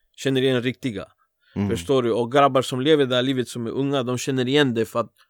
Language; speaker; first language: Swedish; early bilingual, other home language; Spanish